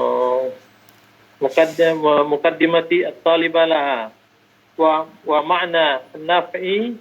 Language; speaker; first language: Arabic; non-native, fluent; Indonesian